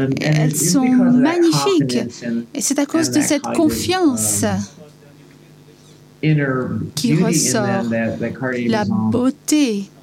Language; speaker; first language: French; non-native, learner; English